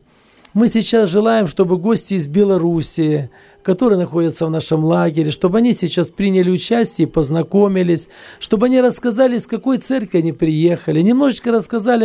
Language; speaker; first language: Russian; native; Russian